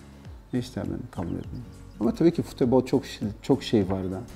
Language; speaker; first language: Turkish; non-native, learner; Portuguese